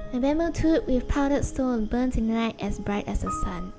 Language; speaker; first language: English; native; English